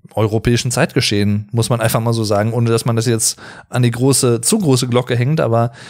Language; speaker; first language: German; native; German